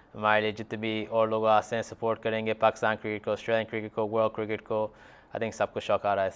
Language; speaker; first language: Urdu; early bilingual, heritage; Urdu